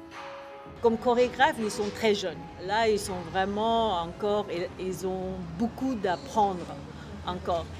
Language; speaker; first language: French; non-native, fluent; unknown